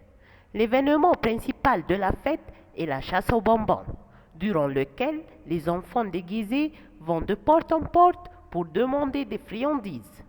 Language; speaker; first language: French; non-native, fluent; Arabic